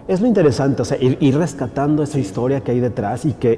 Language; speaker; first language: Spanish; native; Spanish